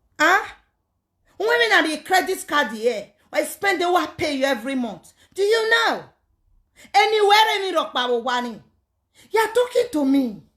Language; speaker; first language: Nigerian Pidgin; native; Nigerian Pidgin